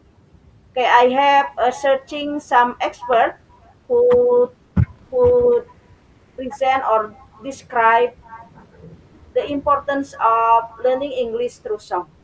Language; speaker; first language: English; non-native, learner; Indonesian